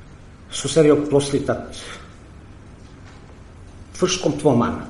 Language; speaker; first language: Swedish; non-native, fluent; Croatian